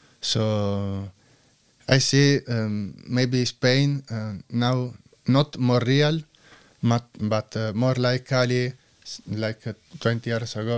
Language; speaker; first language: English; non-native, learner; Italian